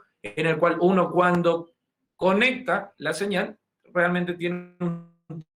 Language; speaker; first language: Spanish; native; Spanish